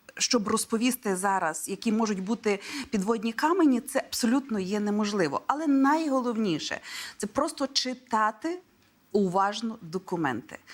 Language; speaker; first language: Ukrainian; native; Ukrainian